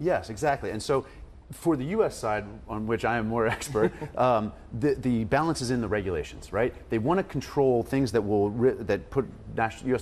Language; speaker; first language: English; native; English